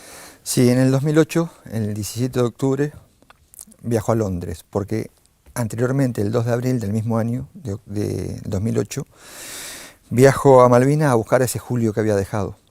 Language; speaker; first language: Spanish; native; Spanish